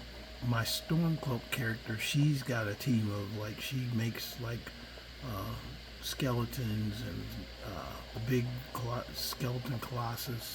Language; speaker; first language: English; native; English